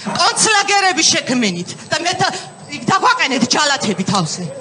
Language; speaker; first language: Georgian; native; Georgian